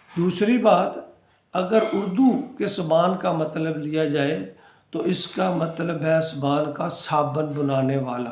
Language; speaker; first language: Urdu; non-native, local second language; Punjabi